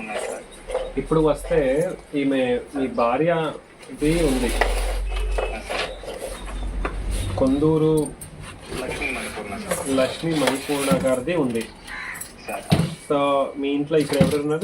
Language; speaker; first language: Telugu; native; Telugu